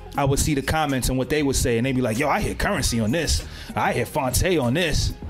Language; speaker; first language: English; native; English